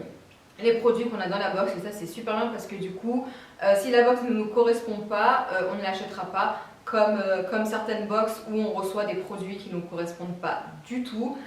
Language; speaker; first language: French; native; French